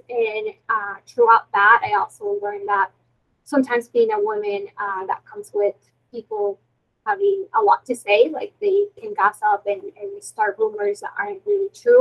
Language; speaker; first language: English; non-native, fluent; Spanish